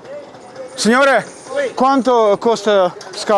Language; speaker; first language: Italian; non-native, learner; Slovenian